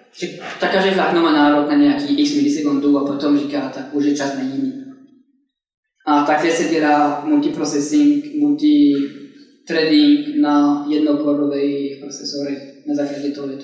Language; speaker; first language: Czech; non-native, fluent; French